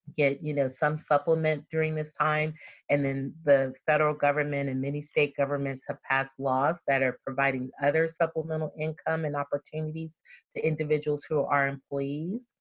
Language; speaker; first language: English; native; English